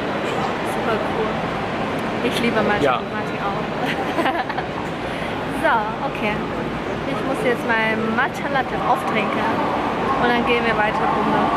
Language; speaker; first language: German; non-native, fluent; Chinese